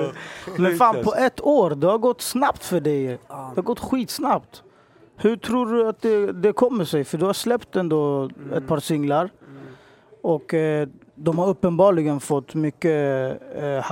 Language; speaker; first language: Swedish; native; Swedish